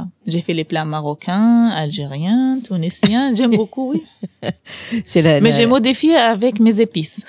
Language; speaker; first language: French; non-native, learner; Arabic